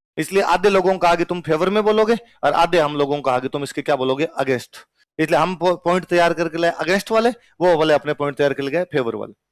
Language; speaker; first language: Hindi; non-native, local second language; Punjabi